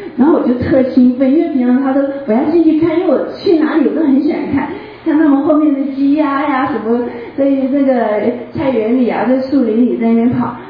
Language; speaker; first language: Chinese; native; Chinese